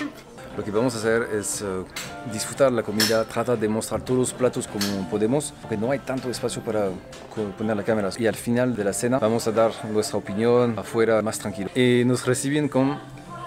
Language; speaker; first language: Spanish; non-native, fluent; French